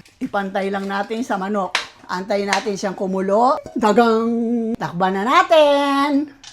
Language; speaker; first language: Filipino; native; Filipino